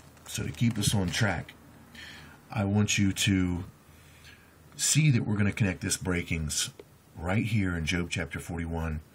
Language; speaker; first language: English; native; English